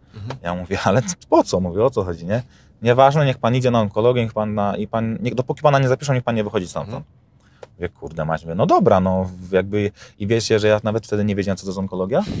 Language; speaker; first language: Polish; native; Polish